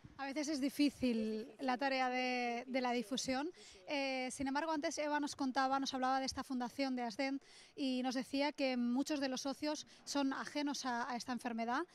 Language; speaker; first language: Spanish; non-native, local second language; Catalan